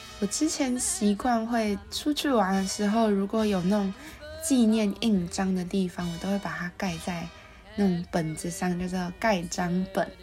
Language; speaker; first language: Chinese; native; Chinese